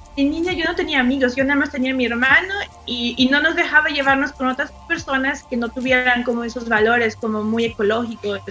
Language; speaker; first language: Spanish; early bilingual, other home language; English